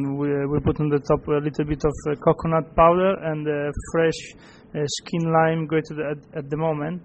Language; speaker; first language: English; non-native, fluent; Italian